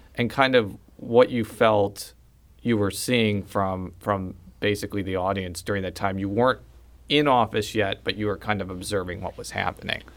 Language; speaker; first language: English; native; English